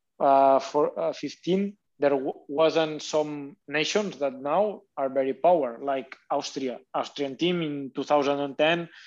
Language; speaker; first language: English; non-native, learner; Catalan